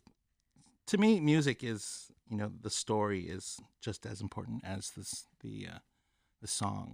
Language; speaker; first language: English; native; English